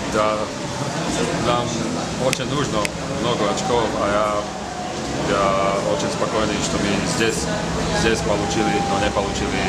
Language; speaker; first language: Russian; non-native, learner; Slovak